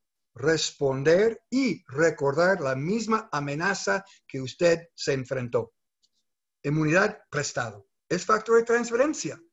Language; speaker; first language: Spanish; non-native, fluent; English